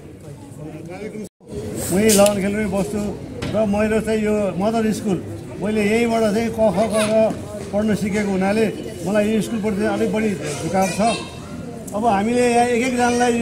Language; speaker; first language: Nepali; native; Nepali